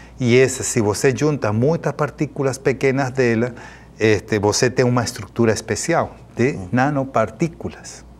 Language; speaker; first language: Portuguese; non-native, fluent; Spanish